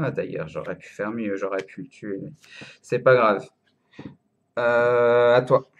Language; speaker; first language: French; native; French